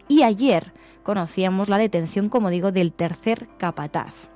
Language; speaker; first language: Spanish; native; Spanish